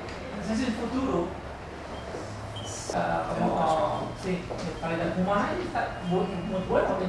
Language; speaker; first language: Spanish; non-native, learner; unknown